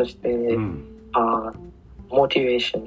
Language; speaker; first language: Japanese; non-native, learner; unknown